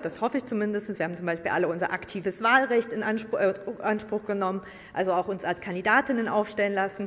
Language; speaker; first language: German; native; German